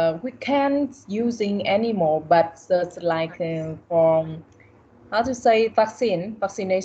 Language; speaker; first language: English; non-native, learner; Vietnamese